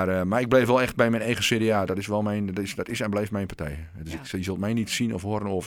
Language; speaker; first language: Dutch; native; Dutch